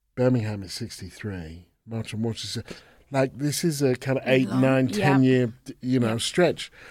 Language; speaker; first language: English; native; English